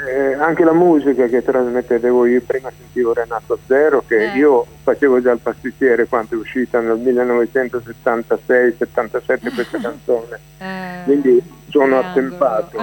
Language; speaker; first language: Italian; native; Italian